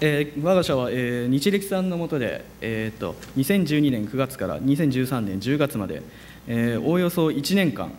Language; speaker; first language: Japanese; native; Japanese